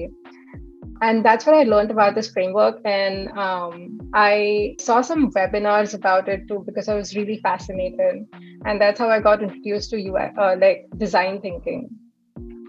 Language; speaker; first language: English; non-native, local second language; Hindi